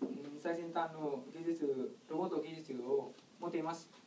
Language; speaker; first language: Japanese; non-native, learner; Vietnamese